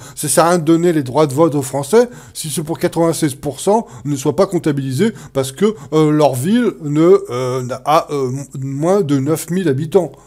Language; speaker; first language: French; native; French